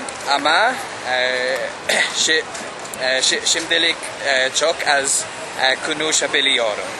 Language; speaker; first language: Turkish; non-native, learner; English